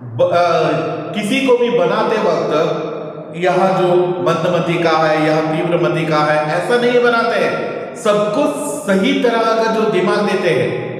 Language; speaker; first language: Hindi; non-native, local second language; Kannada